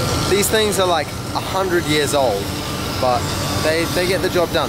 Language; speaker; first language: English; native; English